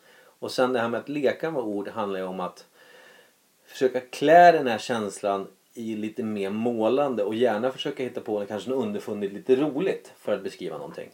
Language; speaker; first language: Swedish; native; Swedish